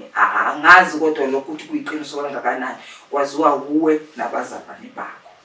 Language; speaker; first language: Zulu; native; Zulu